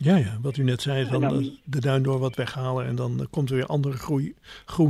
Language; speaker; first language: Dutch; native; Dutch